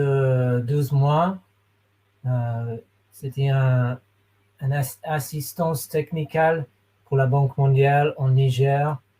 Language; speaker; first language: French; non-native, fluent; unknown